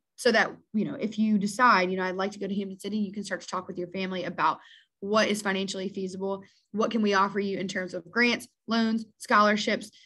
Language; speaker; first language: English; native; English